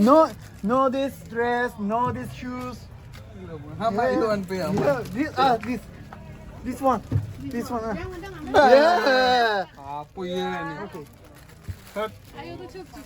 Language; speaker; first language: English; non-native, learner; Turkish